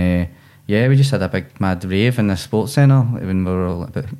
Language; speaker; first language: English; native; English